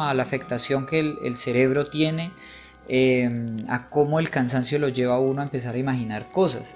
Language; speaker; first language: Spanish; native; Spanish